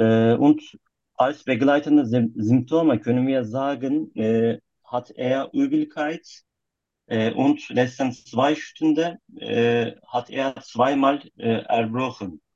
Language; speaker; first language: German; non-native, learner; Turkish